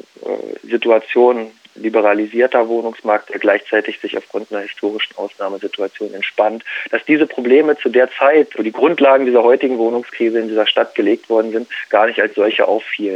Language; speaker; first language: German; native; German